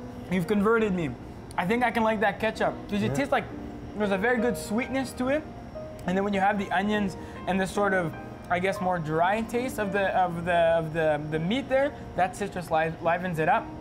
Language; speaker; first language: English; early bilingual, other home language; French